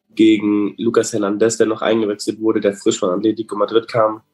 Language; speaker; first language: German; native; German